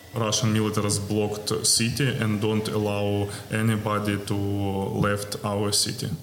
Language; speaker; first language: English; non-native, learner; Ukrainian